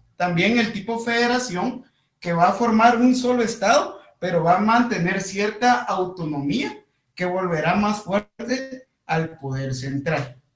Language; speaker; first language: Spanish; native; Spanish